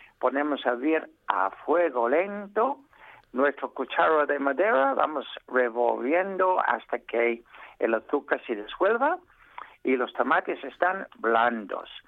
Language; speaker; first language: Spanish; non-native, fluent; English